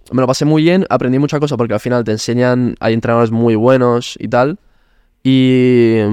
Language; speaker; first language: Spanish; early bilingual, other home language; Italian